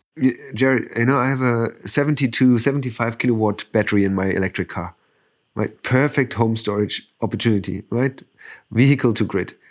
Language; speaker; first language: English; non-native, fluent; German